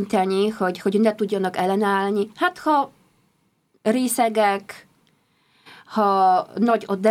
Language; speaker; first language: Hungarian; non-native, fluent; Polish